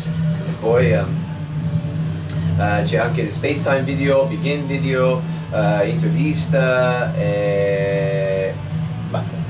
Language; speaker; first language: Italian; non-native, learner; English